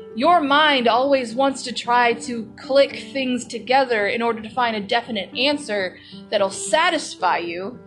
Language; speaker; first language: English; native; English